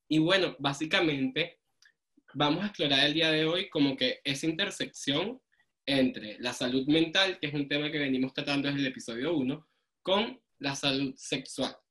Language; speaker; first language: Spanish; native; Spanish